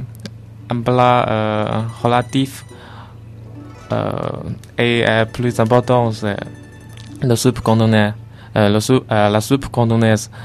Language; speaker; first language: French; non-native, learner; Chinese